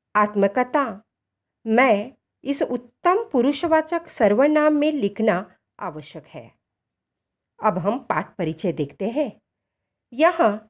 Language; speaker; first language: Hindi; non-native, local second language; Marathi